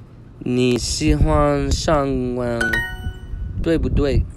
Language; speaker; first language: Chinese; non-native, learner; English